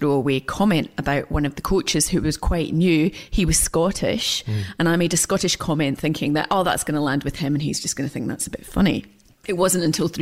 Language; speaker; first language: English; native; English